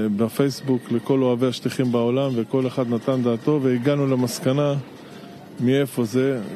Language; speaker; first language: Hebrew; native; Hebrew